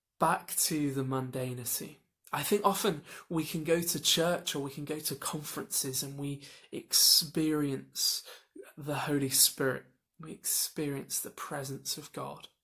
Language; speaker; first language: English; native; English